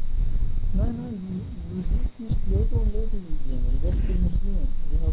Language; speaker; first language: German; non-native, learner; Turkish